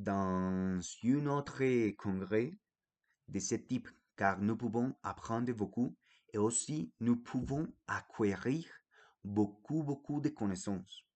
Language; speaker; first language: French; non-native, fluent; Spanish